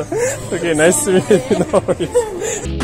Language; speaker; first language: English; non-native, learner; Turkish